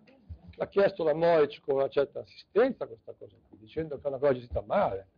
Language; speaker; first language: Italian; native; Italian